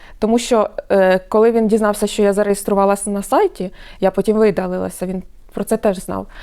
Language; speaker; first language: Ukrainian; non-native, local second language; Russian